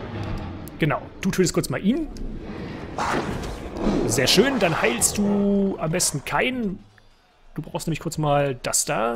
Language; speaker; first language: German; native; German